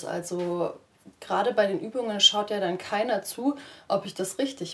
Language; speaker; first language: German; native; German